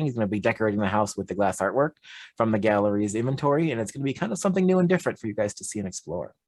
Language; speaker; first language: English; native; English